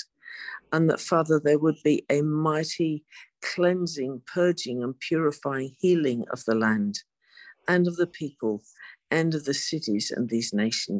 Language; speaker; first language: English; native; English